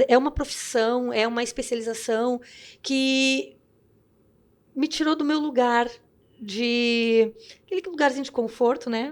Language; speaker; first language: Portuguese; native; Portuguese